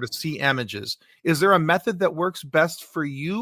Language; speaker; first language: English; native; English